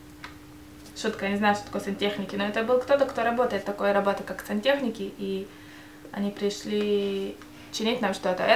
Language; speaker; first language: Russian; early bilingual, heritage; Russian